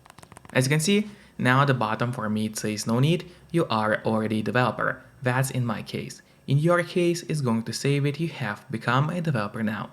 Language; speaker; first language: English; non-native, fluent; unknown